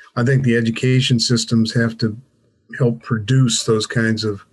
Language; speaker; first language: English; native; English